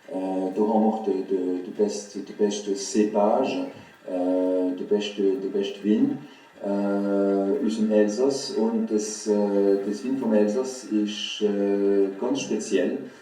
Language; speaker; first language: German; non-native, fluent; French